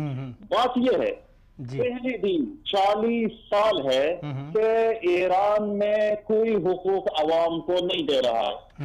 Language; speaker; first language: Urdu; non-native, learner; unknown